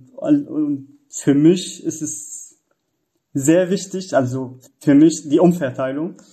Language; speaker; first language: German; non-native, fluent; Arabic